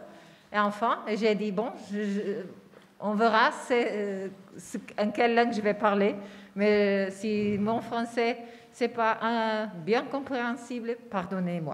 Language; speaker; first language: French; non-native, fluent; Portuguese